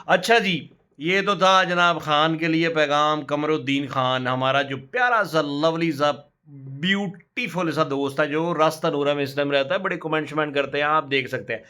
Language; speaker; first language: Urdu; non-native, local second language; Punjabi